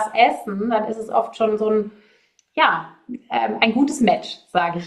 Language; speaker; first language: German; native; German